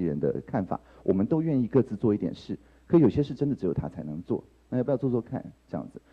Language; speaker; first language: Chinese; native; Chinese